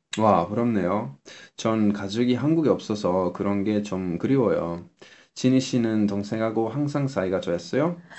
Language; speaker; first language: Korean; non-native, fluent; English